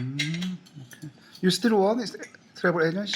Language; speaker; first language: English; non-native, learner; Korean